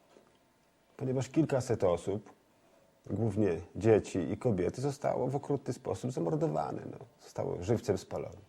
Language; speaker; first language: Polish; native; Polish